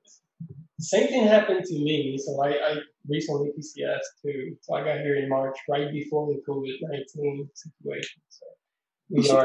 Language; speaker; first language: English; non-native, fluent; Spanish